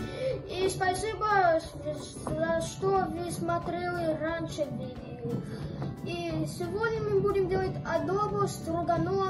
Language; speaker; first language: Russian; non-native, learner; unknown